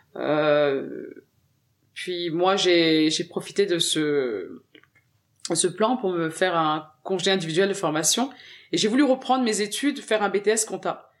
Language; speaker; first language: French; early bilingual, other home language; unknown